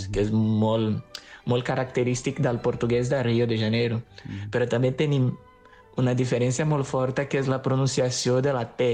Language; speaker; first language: Catalan; non-native, fluent; Portuguese